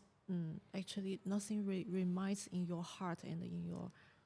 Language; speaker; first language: English; non-native, learner; Chinese